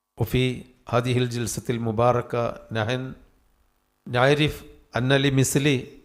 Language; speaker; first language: Arabic; non-native, fluent; Malayalam